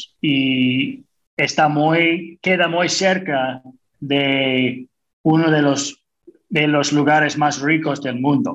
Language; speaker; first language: Spanish; non-native, fluent; English